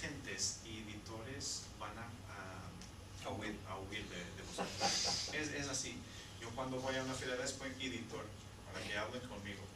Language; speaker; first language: Spanish; non-native, fluent; Portuguese